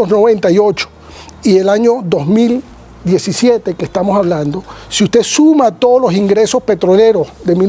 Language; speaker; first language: Spanish; native; Spanish